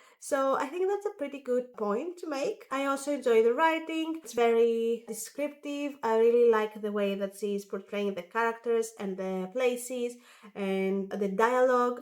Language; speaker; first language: English; non-native, fluent; Greek